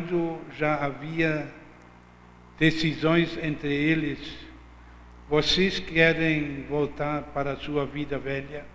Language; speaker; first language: Portuguese; non-native, fluent; German